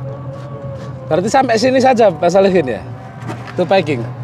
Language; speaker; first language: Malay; non-native, local second language; Javanese